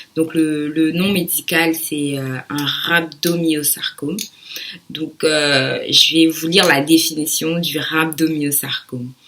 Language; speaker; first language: French; early bilingual, other home language; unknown